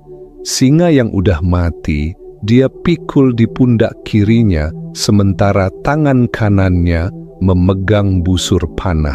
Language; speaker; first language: Indonesian; native; Indonesian